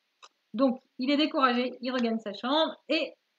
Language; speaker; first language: French; native; French